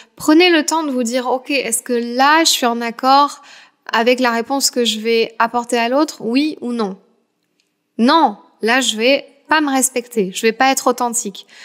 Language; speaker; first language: French; native; French